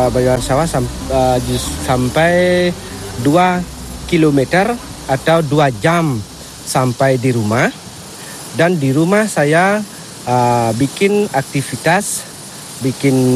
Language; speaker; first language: Indonesian; non-native, local second language; Balinese